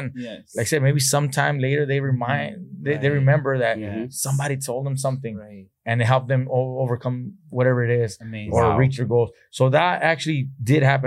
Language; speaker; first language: English; native; English